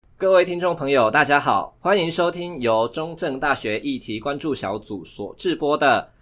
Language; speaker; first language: Chinese; native; Chinese